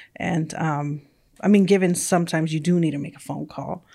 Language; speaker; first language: English; early bilingual, other home language; Spanish